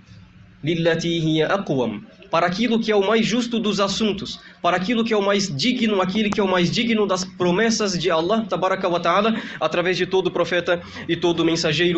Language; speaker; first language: Portuguese; native; Portuguese